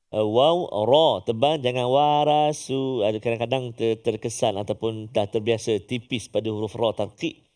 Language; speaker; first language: Malay; native; Malay